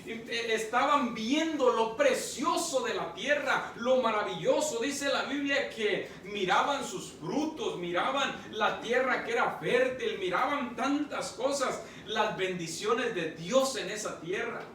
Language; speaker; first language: Spanish; native; Spanish